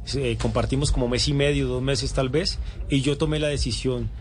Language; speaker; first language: Spanish; native; Spanish